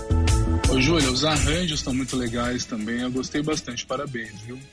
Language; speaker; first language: Portuguese; native; Portuguese